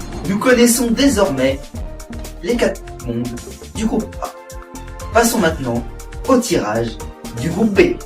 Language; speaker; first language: French; native; French